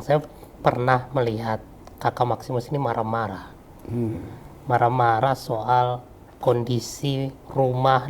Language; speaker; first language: Malay; native; Malay